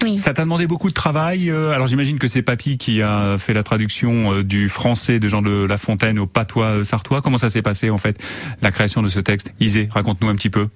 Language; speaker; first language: French; native; French